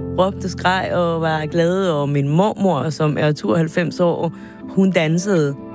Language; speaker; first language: Danish; non-native, fluent; Spanish